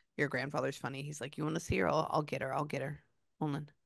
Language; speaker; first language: English; native; English